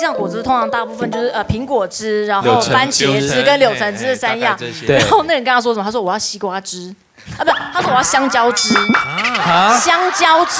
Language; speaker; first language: Chinese; native; Chinese